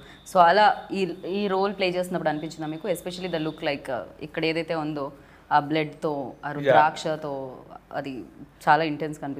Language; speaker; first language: Telugu; native; Telugu